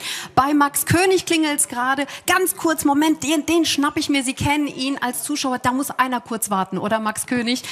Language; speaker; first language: German; native; German